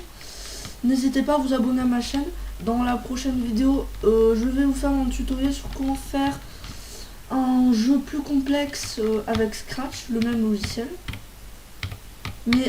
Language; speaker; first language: French; native; French